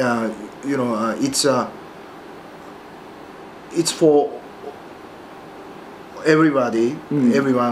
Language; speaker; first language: English; non-native, learner; Japanese